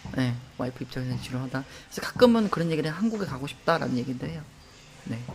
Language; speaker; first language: Korean; native; Korean